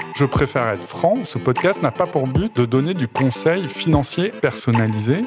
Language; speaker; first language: French; native; French